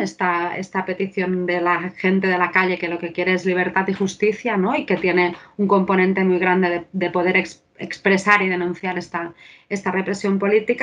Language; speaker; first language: Spanish; native; Spanish